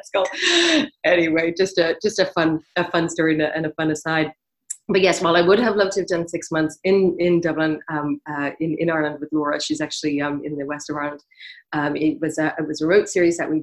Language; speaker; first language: English; native; English